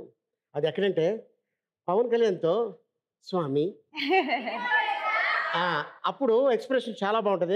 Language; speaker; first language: Telugu; native; Telugu